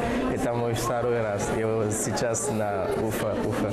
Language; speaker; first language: Russian; non-native, learner; French